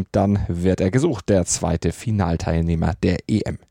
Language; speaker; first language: German; native; German